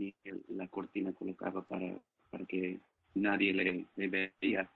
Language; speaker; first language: Spanish; non-native, fluent; English